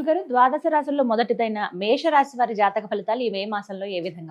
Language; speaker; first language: Telugu; native; Telugu